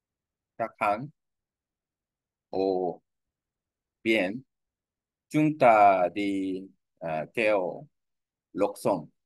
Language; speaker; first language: Vietnamese; non-native, learner; Korean